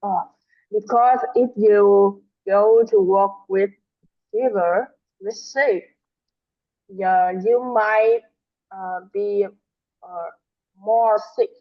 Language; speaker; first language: English; non-native, learner; Vietnamese